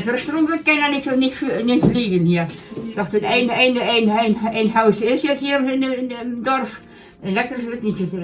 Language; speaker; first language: German; native; German